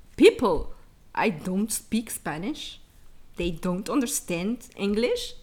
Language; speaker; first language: English; early bilingual, heritage; English